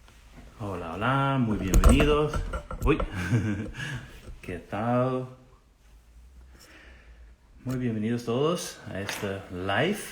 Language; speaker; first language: Spanish; non-native, fluent; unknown